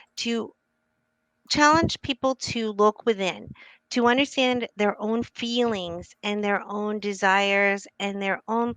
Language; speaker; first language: English; native; English